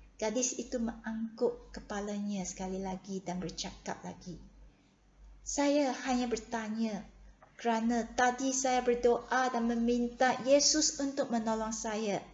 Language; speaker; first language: Malay; non-native, local second language; Chinese